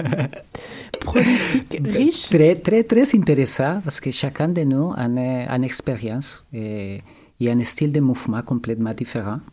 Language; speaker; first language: French; non-native, learner; Spanish